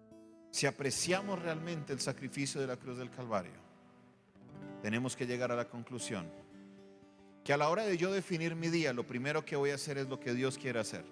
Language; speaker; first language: Spanish; native; Spanish